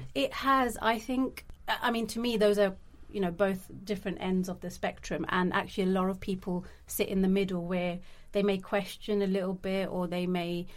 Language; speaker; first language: English; native; English